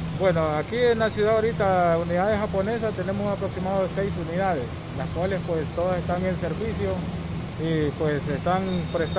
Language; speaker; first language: Spanish; native; Spanish